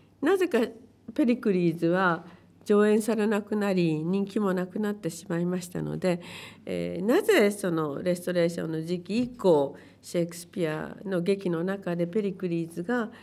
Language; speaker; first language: Japanese; native; Japanese